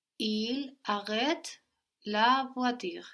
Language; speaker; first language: French; non-native, learner; English